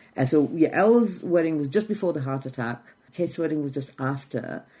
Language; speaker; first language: English; non-native, fluent; Hebrew